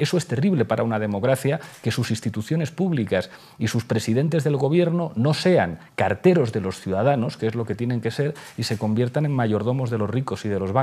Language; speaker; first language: Spanish; native; Spanish